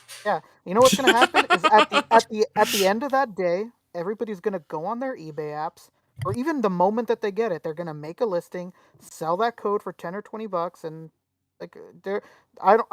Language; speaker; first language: English; native; English